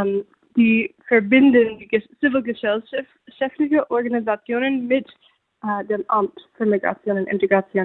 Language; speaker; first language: German; non-native, fluent; English